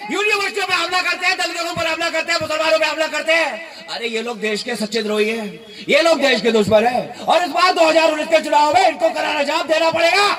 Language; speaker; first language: Hindi; native; Hindi